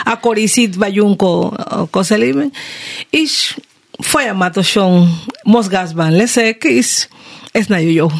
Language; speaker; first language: Hungarian; non-native, learner; Spanish